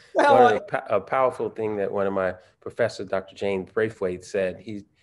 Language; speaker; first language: English; native; English